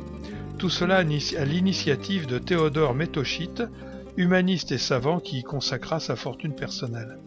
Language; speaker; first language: French; native; French